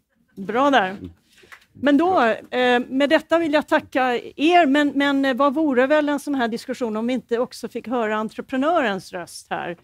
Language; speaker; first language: Swedish; native; Swedish